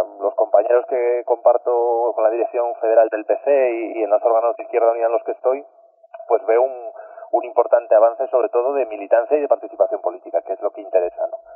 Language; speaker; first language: Spanish; native; Spanish